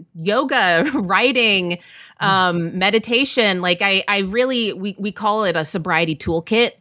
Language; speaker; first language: English; native; English